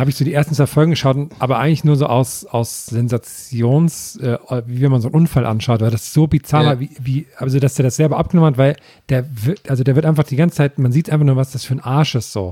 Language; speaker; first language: German; native; German